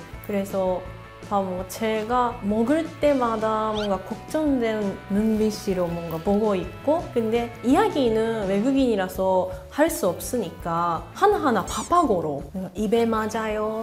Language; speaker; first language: Korean; non-native, learner; Japanese